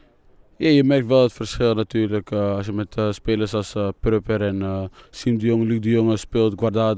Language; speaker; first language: Dutch; native; Dutch